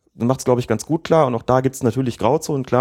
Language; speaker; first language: German; native; German